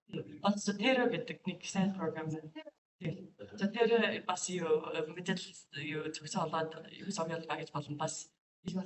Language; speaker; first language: Mongolian; non-native, learner; English